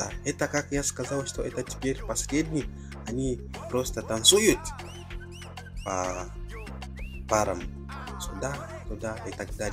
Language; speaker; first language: Russian; non-native, fluent; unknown